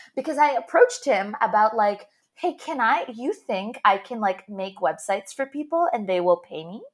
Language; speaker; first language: English; non-native, fluent; Arabic